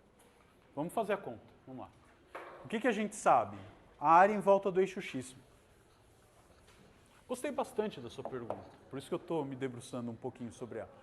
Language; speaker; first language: Portuguese; native; Portuguese